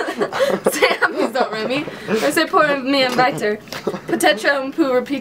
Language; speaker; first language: French; non-native, learner; English